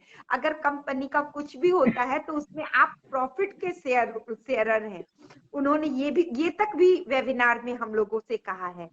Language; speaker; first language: Hindi; native; Hindi